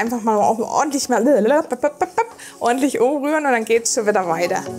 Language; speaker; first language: German; native; German